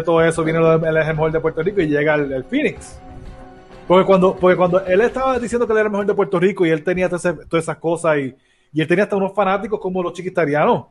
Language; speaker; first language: Spanish; native; Spanish